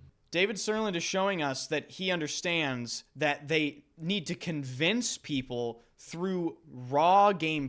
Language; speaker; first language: English; native; English